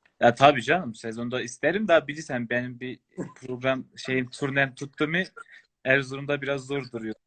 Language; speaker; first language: Turkish; native; Turkish